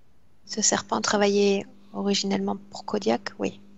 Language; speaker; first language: French; native; French